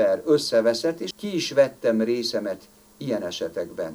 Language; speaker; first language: Hungarian; native; Hungarian